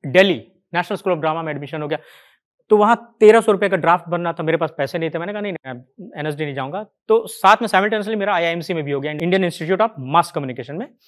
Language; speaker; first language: Hindi; native; Hindi